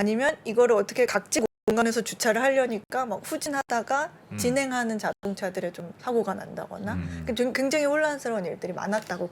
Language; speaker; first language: Korean; native; Korean